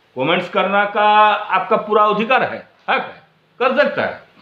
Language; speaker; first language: Hindi; non-native, local second language; Bangla